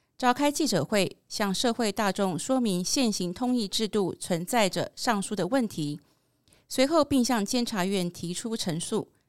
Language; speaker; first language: Chinese; native; Chinese